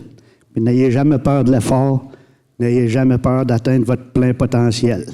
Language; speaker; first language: French; native; French